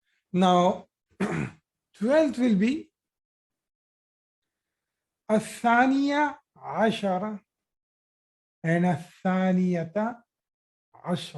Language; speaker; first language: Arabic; non-native, fluent; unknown